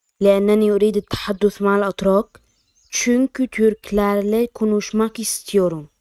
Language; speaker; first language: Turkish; non-native, fluent; Arabic